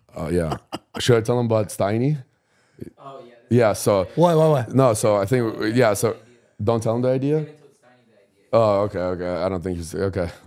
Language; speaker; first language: English; non-native, fluent; Ukrainian